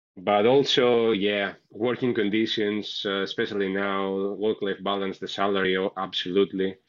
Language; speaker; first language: English; non-native, fluent; Greek